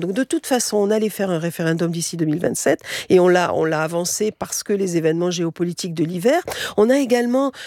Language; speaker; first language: French; native; French